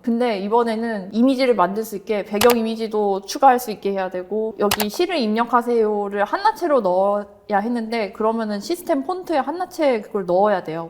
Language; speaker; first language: Korean; native; Korean